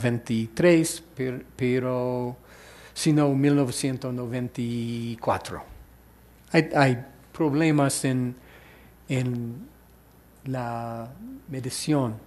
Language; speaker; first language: Spanish; non-native, fluent; English